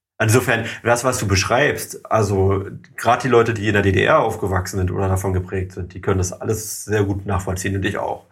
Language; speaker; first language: German; native; German